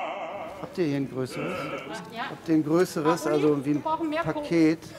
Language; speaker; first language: German; native; German